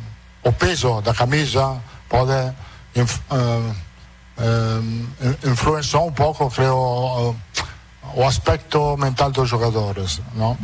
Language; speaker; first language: Portuguese; non-native, fluent; Italian